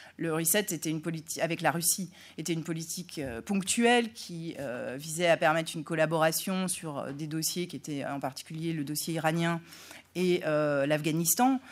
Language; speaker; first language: French; native; French